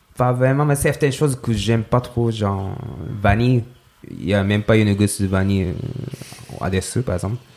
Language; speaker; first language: French; non-native, fluent; Japanese